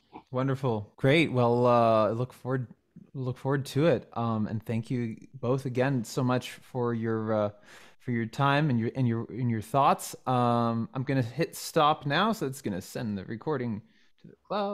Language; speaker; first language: English; native; English